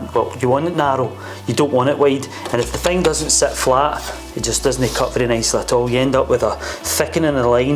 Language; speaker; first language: English; native; English